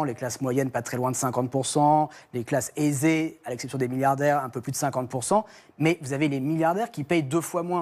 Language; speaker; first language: French; native; French